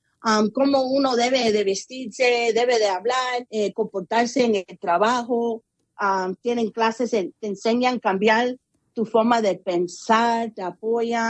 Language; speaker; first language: Spanish; early bilingual, heritage; Spanish